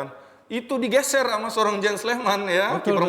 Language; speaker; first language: Indonesian; native; Indonesian